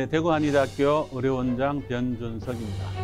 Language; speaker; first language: Korean; native; Korean